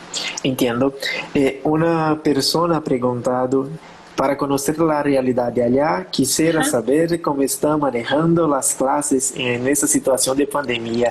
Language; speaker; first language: Spanish; non-native, learner; Portuguese